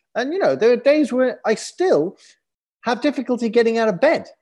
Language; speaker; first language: English; native; English